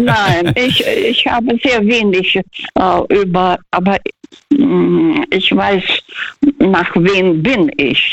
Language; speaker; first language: German; non-native, fluent; Russian